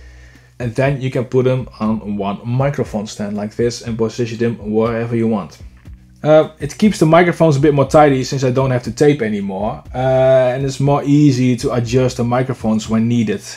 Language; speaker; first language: English; non-native, fluent; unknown